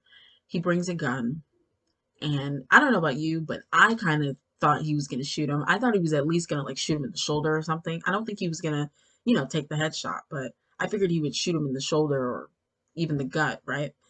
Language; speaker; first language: English; native; English